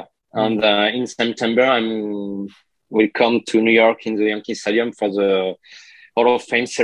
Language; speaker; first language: English; non-native, learner; French